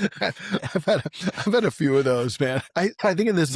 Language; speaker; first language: English; native; English